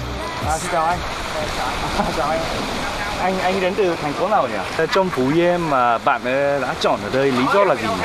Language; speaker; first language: Vietnamese; non-native, fluent; Korean